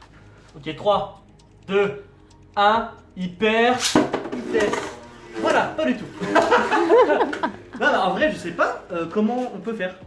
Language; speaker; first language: French; native; French